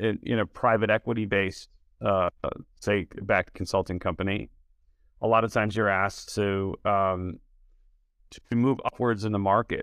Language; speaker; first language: English; native; English